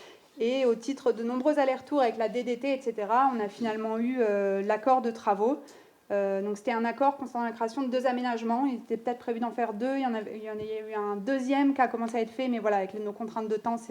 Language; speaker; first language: French; native; French